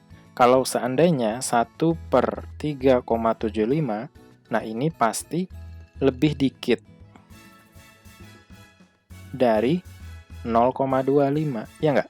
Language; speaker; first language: Indonesian; native; Indonesian